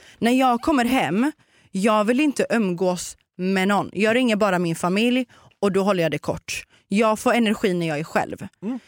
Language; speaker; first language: Swedish; early bilingual, other home language; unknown